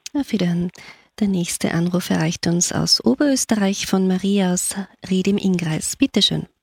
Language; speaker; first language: German; native; German